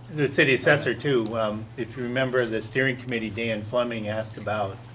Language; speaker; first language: English; native; English